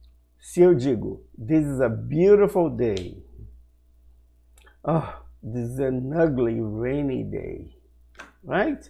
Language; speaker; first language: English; non-native, fluent; Portuguese